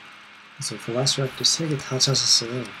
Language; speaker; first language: Korean; non-native, learner; English